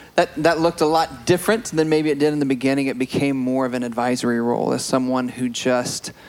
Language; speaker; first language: English; native; English